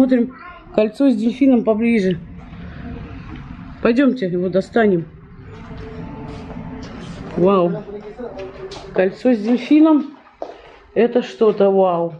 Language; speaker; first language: Russian; native; Russian